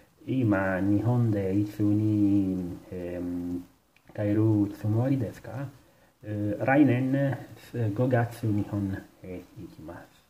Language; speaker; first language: Japanese; non-native, learner; Italian